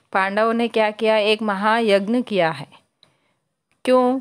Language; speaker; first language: Hindi; non-native, local second language; Telugu